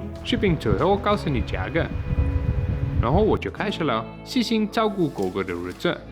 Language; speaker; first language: Chinese; native; Chinese